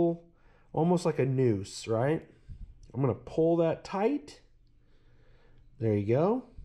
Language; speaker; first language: English; native; English